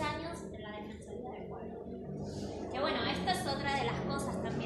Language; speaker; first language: Spanish; native; Spanish